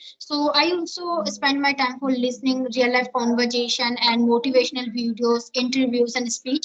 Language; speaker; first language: English; non-native, learner; Hindi